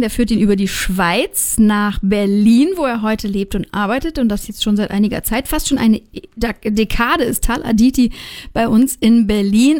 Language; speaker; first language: German; native; German